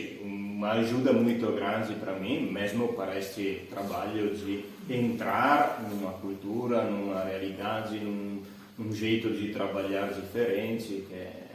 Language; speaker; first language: Portuguese; non-native, fluent; Italian